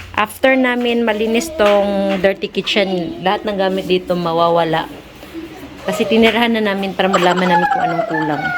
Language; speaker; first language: Filipino; non-native, local second language; Cebuano